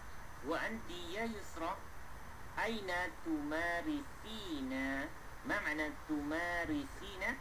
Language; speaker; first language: Arabic; non-native, fluent; Malay